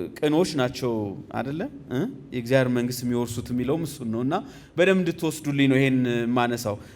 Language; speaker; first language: Amharic; native; Amharic